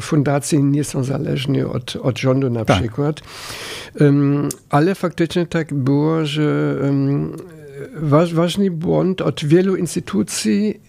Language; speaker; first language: Polish; non-native, fluent; German